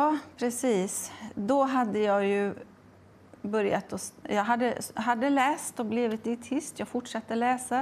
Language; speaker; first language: Swedish; native; Swedish